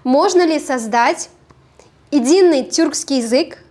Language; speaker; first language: Russian; non-native, local second language; Kazakh